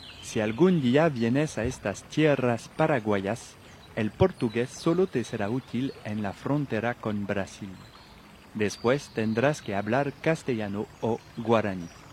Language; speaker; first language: Spanish; non-native, fluent; French